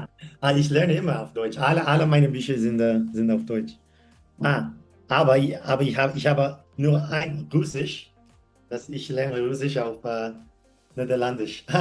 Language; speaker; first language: German; non-native, learner; English